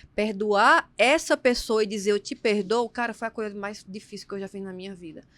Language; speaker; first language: Portuguese; native; Portuguese